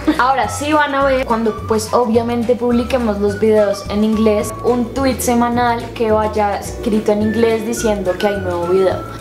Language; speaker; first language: Spanish; native; Spanish